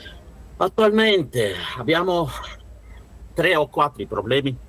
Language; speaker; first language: Italian; non-native, learner; Russian